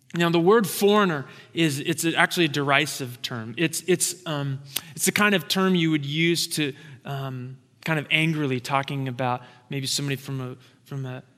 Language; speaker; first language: English; native; English